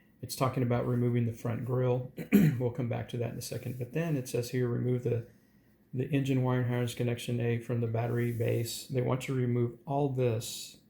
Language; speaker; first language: English; native; English